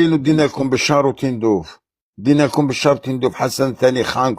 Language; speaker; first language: Arabic; native; Arabic